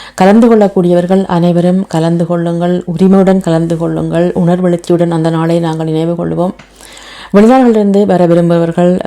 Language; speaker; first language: Tamil; native; Tamil